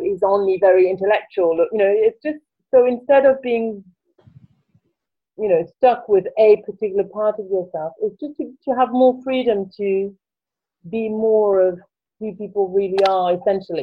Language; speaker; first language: English; non-native, fluent; French